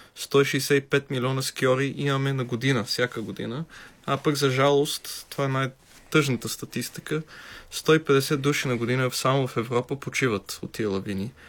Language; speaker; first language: Bulgarian; non-native, fluent; English